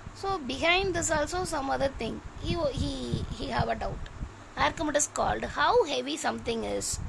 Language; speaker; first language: English; non-native, local second language; Tamil